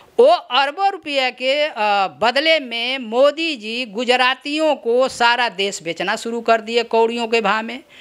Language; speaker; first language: Hindi; native; Hindi